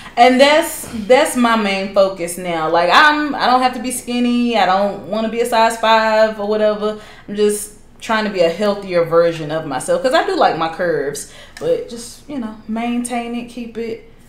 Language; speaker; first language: English; native; English